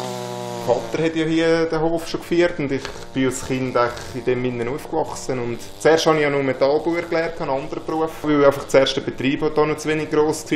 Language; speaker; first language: German; native; German